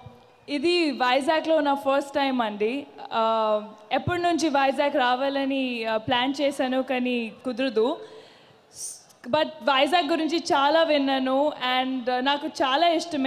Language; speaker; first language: Telugu; non-native, fluent; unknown